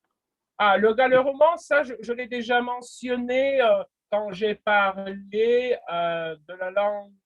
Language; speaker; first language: French; non-native, fluent; Russian